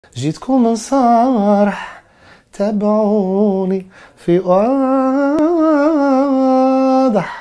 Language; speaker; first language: Arabic; native; Arabic